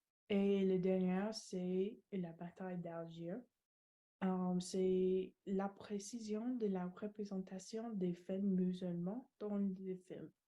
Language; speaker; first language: French; non-native, learner; English